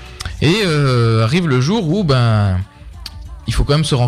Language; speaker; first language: French; native; French